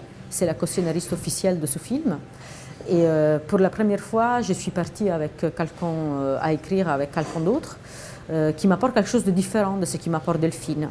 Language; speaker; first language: French; non-native, fluent; Italian